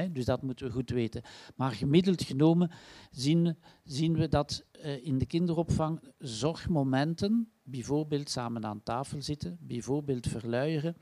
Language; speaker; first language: Dutch; native; Dutch